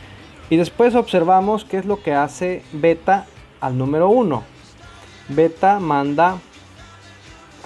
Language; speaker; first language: Spanish; native; Spanish